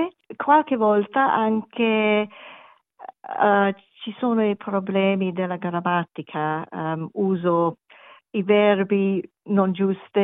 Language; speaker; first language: Italian; non-native, learner; German